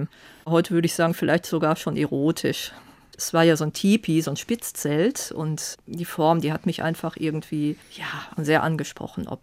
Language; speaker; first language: German; native; German